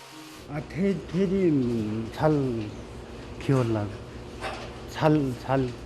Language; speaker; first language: Korean; non-native, learner; Nepali